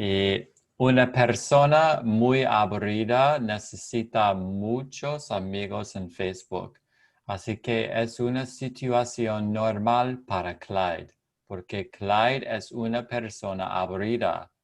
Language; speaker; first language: Spanish; non-native, learner; English